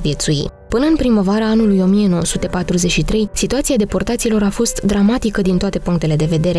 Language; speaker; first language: Romanian; native; Romanian